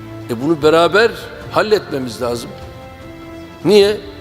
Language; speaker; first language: Turkish; native; Turkish